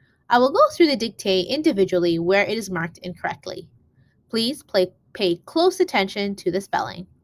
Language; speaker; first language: English; native; English